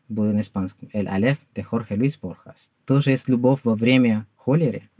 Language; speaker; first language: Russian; non-native, fluent; Spanish